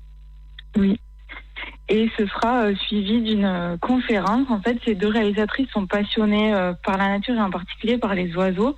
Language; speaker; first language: French; native; French